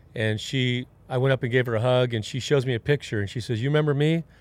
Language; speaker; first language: English; native; English